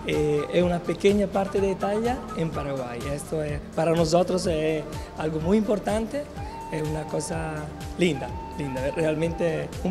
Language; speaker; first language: Spanish; non-native, fluent; Italian